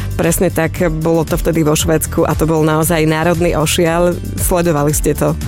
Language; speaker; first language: Slovak; native; Slovak